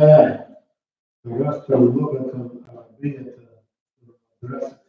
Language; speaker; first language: Arabic; non-native, learner; English